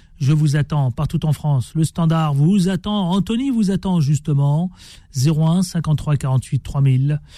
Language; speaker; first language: French; native; French